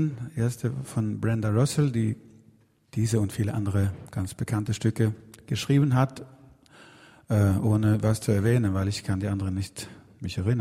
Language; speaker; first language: German; non-native, learner; Swedish